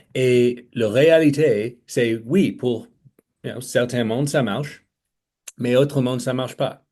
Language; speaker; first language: French; non-native, fluent; English